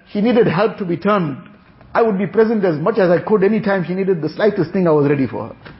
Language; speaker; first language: English; native; English